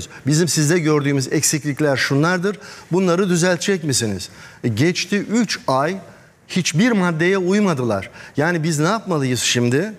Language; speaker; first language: Turkish; native; Turkish